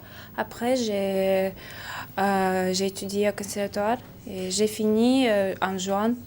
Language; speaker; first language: French; non-native, learner; Russian